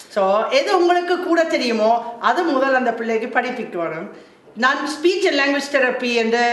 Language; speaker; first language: Tamil; non-native, fluent; German